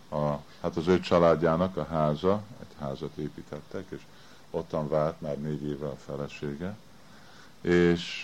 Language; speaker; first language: Hungarian; early bilingual, heritage; Hungarian